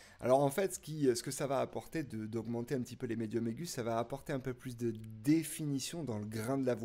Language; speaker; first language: French; native; French